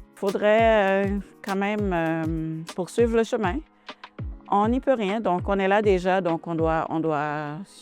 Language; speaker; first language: French; non-native, local second language; Haitian Creole